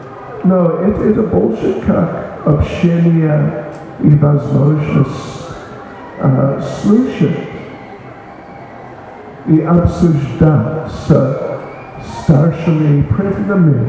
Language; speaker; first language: Russian; non-native, learner; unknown